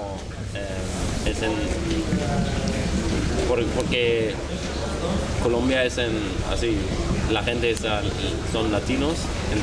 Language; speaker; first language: Spanish; non-native, learner; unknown